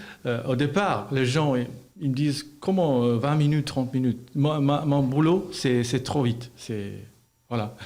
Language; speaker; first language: French; non-native, learner; Albanian